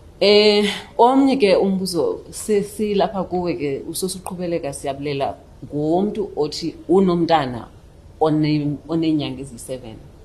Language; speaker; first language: Xhosa; native; Xhosa